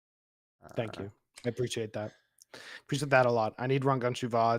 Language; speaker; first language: English; native; English